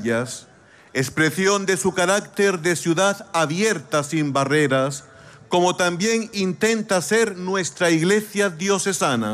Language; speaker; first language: Spanish; native; Spanish